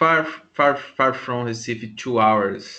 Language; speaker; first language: English; non-native, learner; Portuguese